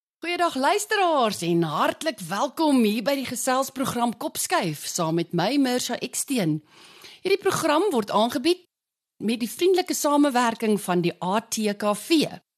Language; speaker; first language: Afrikaans; native; Afrikaans